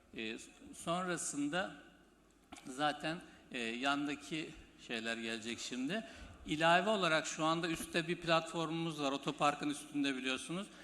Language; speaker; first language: Turkish; native; Turkish